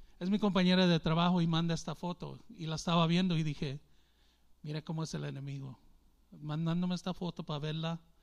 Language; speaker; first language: Spanish; early bilingual, heritage; English